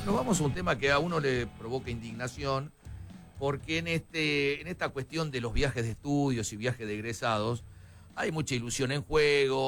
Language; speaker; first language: Spanish; native; Spanish